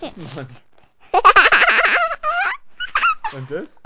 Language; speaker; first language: German; native; German